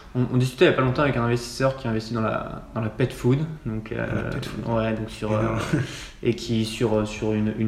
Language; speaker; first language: French; native; French